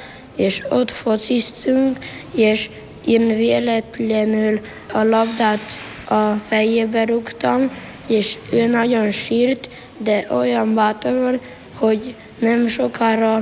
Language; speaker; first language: Hungarian; non-native, local second language; Slovenian